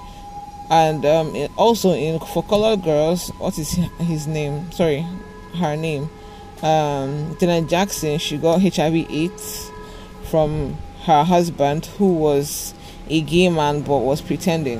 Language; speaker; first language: English; non-native, local second language; Igbo